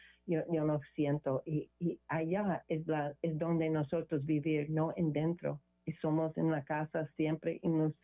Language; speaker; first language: Spanish; non-native, learner; English